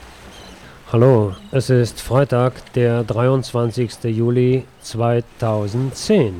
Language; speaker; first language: German; native; German